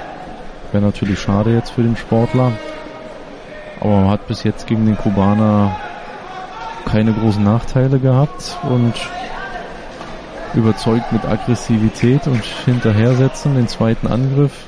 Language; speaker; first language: German; native; German